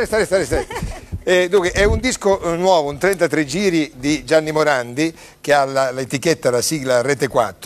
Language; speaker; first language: Italian; native; Italian